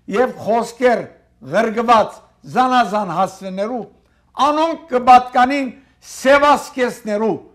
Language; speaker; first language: Armenian; early bilingual, heritage; Armenian